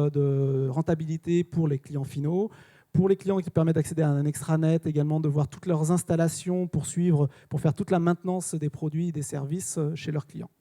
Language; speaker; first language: French; native; French